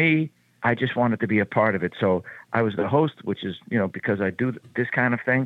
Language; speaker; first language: English; native; English